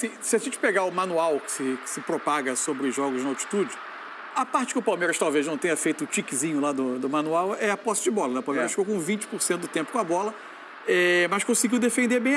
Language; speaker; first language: Portuguese; native; Portuguese